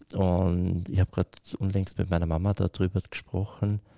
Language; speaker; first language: German; native; German